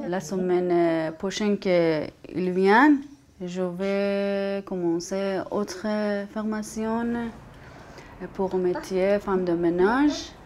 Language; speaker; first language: French; non-native, learner; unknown